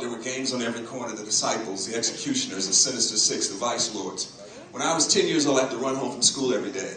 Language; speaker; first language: English; native; English